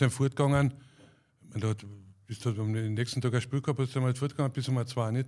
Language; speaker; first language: German; native; German